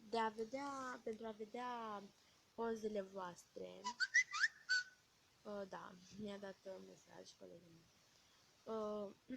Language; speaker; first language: Romanian; native; Romanian